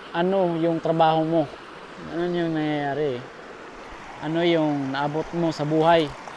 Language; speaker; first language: Filipino; non-native, local second language; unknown